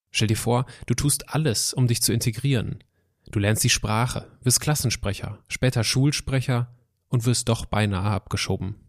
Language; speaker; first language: German; native; German